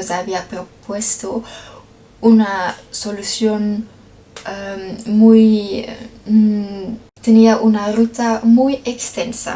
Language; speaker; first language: Spanish; non-native, learner; Dutch